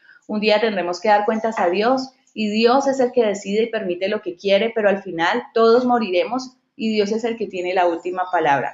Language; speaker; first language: Spanish; native; Spanish